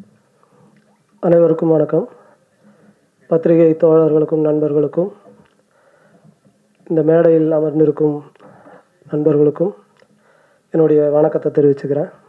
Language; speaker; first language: Tamil; native; Tamil